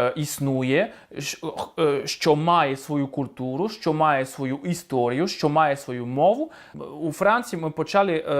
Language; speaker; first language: Ukrainian; non-native, fluent; French